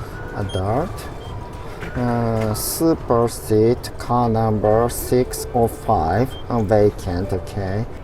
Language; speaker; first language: English; non-native, learner; Japanese